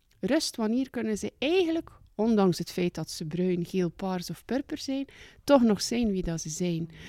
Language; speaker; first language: Dutch; native; Dutch